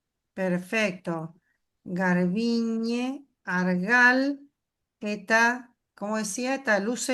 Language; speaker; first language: Basque; non-native, fluent; Spanish